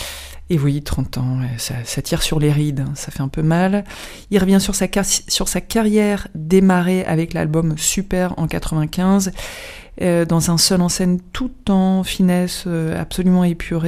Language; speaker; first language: French; native; French